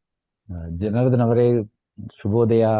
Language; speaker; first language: Kannada; non-native, learner; Tamil